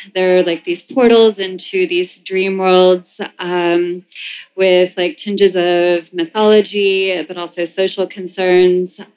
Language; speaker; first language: English; native; English